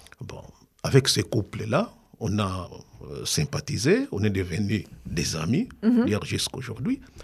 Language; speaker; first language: French; non-native, local second language; Kongo